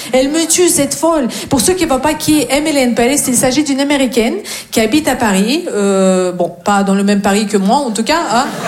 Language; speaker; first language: French; non-native, fluent; Russian